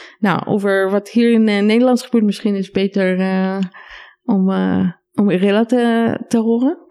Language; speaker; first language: Dutch; non-native, fluent; Hebrew